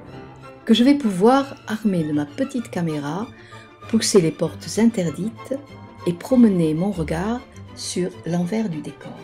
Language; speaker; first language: French; native; French